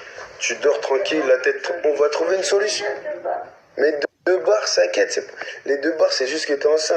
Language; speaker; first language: French; native; French